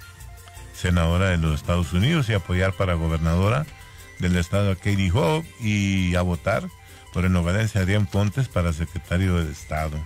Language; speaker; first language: Spanish; native; Spanish